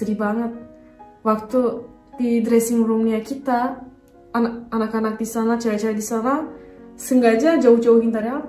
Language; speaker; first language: Indonesian; non-native, fluent; Turkish